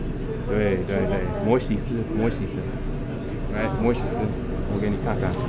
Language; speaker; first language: Chinese; non-native, fluent; English